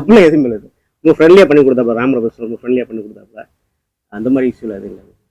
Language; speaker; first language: Tamil; native; Tamil